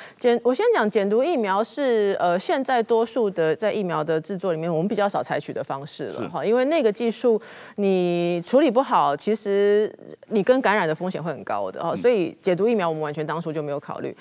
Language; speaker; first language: Chinese; native; Chinese